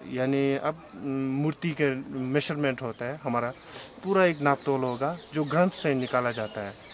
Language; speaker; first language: Hindi; non-native, local second language; Tibetan